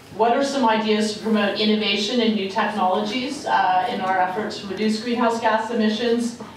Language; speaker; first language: English; native; English